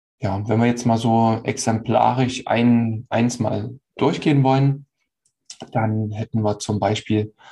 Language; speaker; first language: German; native; German